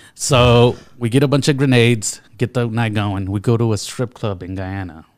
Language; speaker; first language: English; native; English